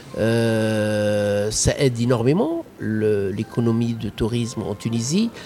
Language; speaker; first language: French; non-native, local second language; Arabic